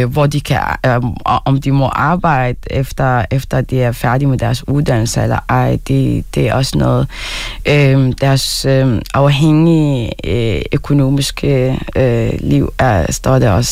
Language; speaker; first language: Danish; non-native, fluent; Arabic